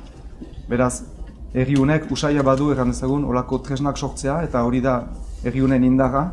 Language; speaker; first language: Basque; native; Basque